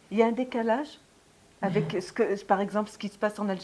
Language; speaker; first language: French; native; French